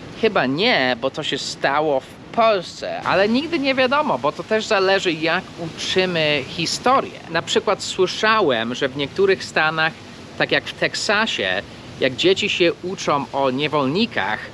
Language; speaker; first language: Polish; non-native, fluent; English